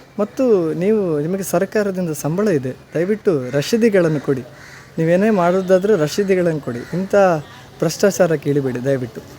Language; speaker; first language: Kannada; non-native, local second language; Tulu